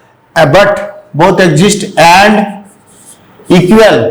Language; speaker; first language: English; non-native, local second language; Hindi